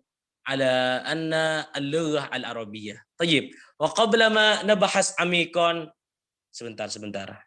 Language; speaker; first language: Arabic; non-native, fluent; Indonesian